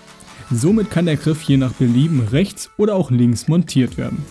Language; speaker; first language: German; native; German